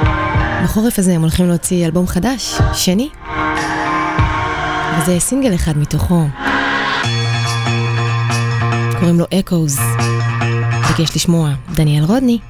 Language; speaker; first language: Hebrew; native; Hebrew